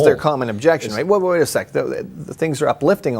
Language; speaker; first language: English; native; English